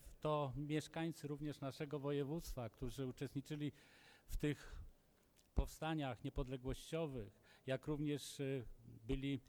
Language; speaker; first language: Polish; native; Polish